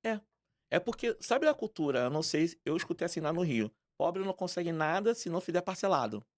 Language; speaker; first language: Portuguese; native; Portuguese